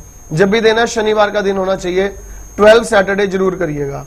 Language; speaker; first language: Hindi; native; Hindi